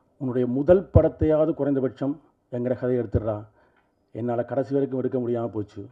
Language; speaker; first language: Tamil; native; Tamil